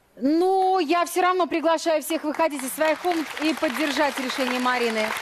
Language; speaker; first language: Russian; native; Russian